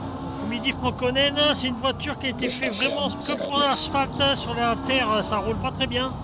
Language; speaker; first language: French; native; French